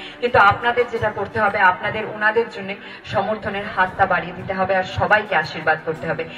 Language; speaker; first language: Bangla; native; Bangla